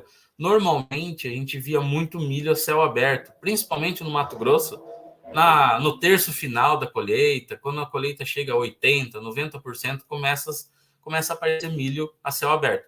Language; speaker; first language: Portuguese; native; Portuguese